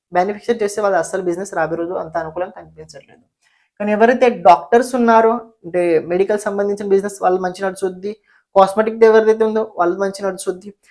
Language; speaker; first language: Telugu; non-native, local second language; Marathi